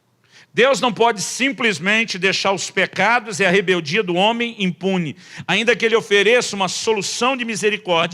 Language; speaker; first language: Portuguese; native; Portuguese